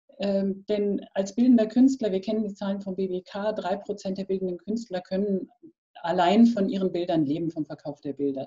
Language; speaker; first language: German; native; German